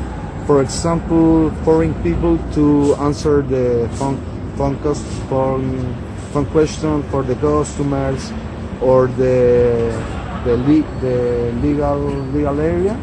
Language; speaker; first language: English; non-native, learner; Spanish